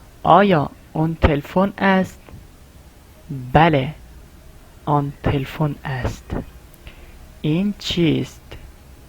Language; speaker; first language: Persian; non-native, fluent; Urdu